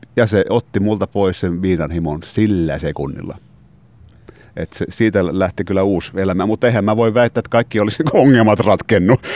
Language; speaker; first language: Finnish; non-native, local second language; Swedish